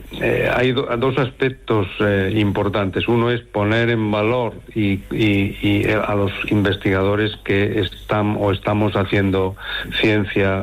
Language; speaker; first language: Spanish; native; Spanish